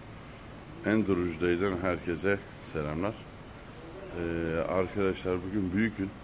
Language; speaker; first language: Turkish; native; Turkish